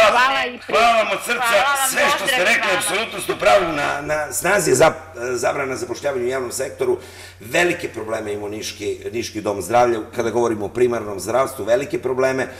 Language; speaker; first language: Serbian; native; Serbian